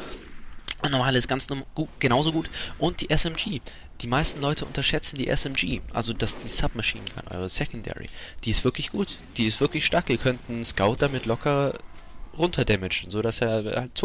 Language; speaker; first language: German; native; German